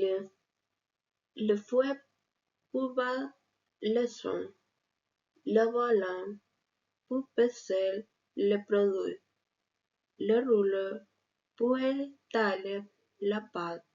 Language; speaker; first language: French; non-native, learner; Spanish